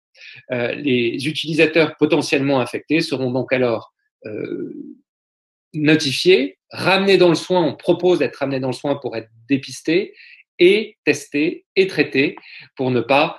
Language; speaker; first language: French; native; French